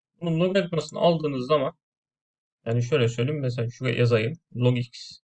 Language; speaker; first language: Turkish; native; Turkish